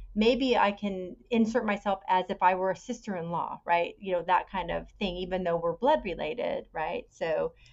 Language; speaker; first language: English; native; English